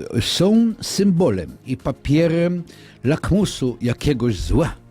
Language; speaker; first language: Polish; non-native, fluent; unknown